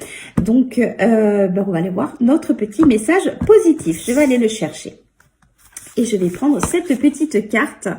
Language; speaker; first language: French; native; French